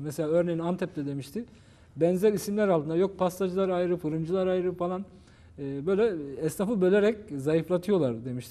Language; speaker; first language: Turkish; native; Turkish